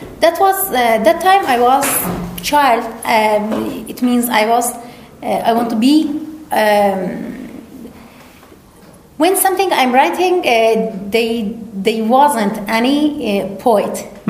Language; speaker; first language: English; non-native, learner; Persian